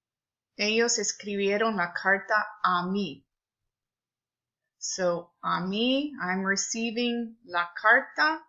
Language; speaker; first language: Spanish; non-native, fluent; English